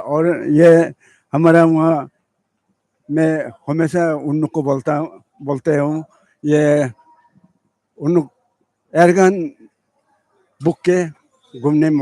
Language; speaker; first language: Hindi; non-native, local second language; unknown